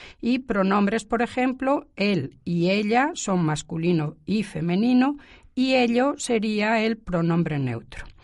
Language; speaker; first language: Spanish; native; Spanish